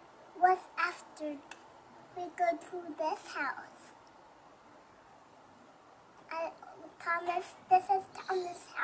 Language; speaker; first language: English; early bilingual, heritage; English